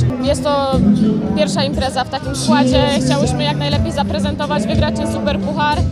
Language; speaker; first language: Polish; native; Polish